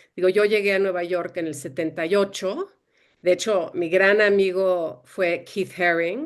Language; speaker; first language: Spanish; early bilingual, other home language; English